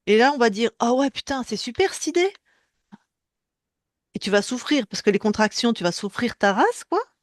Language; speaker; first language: French; native; French